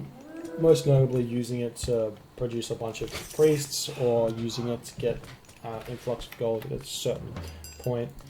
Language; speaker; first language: English; native; English